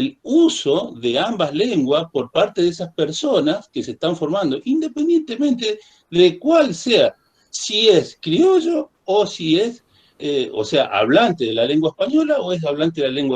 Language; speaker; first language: Spanish; native; Spanish